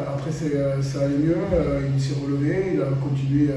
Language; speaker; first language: French; native; French